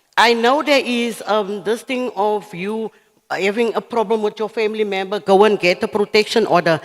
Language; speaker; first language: English; non-native, local second language; Afrikaans